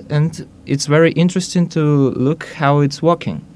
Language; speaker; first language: English; non-native, learner; Hungarian